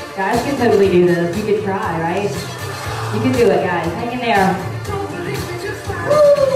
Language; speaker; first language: English; native; English